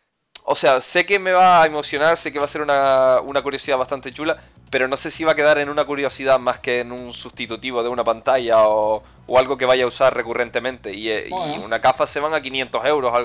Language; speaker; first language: Spanish; native; Spanish